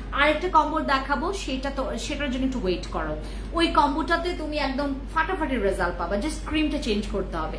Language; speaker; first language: Bangla; non-native, local second language; Khasi